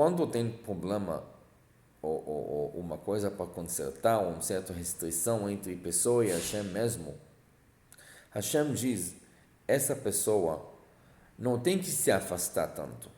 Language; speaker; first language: Portuguese; non-native, fluent; Hebrew